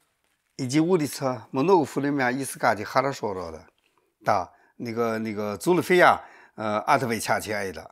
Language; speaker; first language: Russian; non-native, learner; Chinese